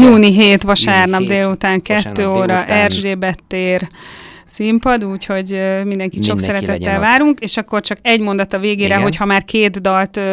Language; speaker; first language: Hungarian; native; Hungarian